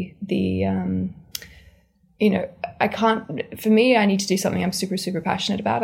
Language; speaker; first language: English; native; English